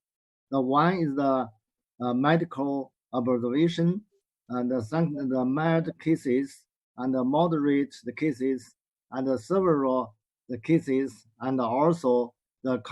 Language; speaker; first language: English; non-native, learner; Chinese